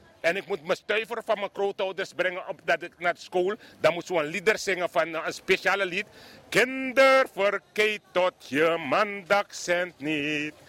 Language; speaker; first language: Dutch; non-native, local second language; Sranan Tongo